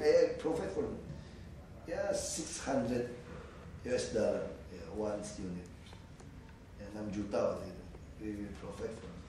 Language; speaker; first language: English; non-native, learner; Indonesian